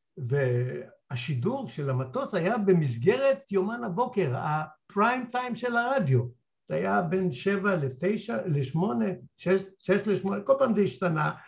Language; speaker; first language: Hebrew; native; Hebrew